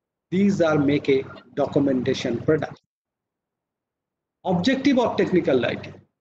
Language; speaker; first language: English; non-native, local second language; Bangla